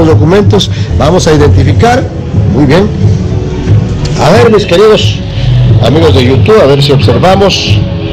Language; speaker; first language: Spanish; native; Spanish